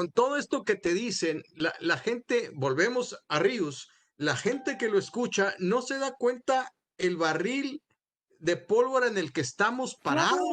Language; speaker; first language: Spanish; native; Spanish